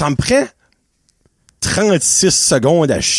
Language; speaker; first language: French; native; French